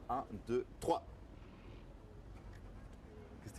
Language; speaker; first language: French; native; French